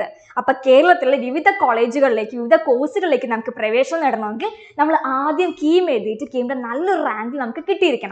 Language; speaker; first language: Malayalam; native; Malayalam